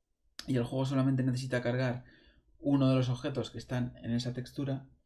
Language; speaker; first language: Spanish; native; Spanish